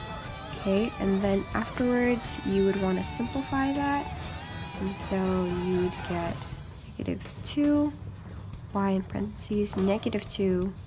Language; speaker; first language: English; native; English